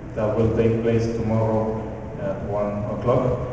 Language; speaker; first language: English; non-native, fluent; Spanish